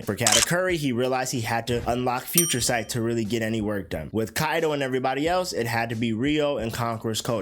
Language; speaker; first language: English; native; English